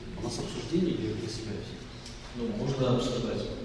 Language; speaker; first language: Russian; native; Russian